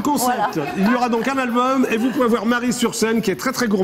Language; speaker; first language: French; native; French